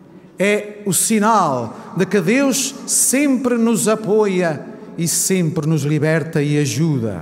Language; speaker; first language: Portuguese; native; Portuguese